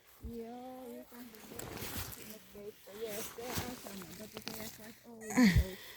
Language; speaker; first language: English; non-native, learner; Finnish